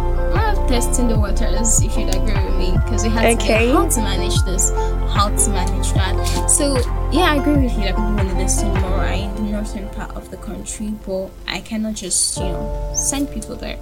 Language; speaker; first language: English; non-native, local second language; Yoruba